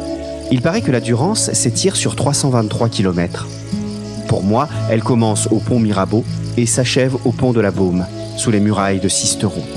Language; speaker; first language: French; native; French